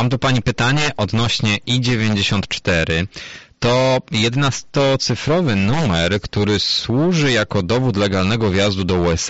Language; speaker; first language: Polish; native; Polish